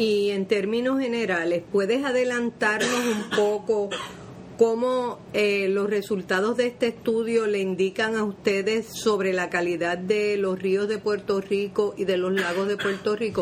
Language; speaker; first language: Spanish; native; Spanish